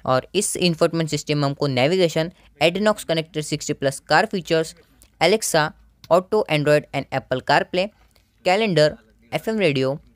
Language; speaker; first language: Hindi; non-native, local second language; Marathi